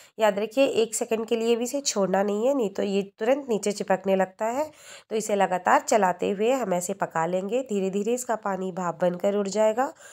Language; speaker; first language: Hindi; native; Hindi